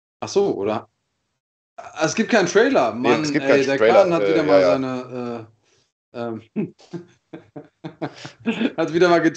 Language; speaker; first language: German; native; German